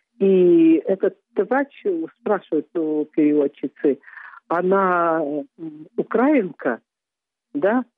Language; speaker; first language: Russian; native; Russian